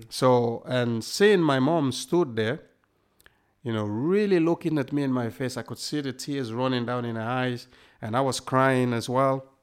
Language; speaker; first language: English; non-native, local second language; Krio